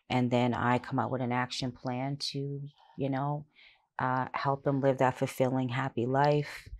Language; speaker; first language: English; native; English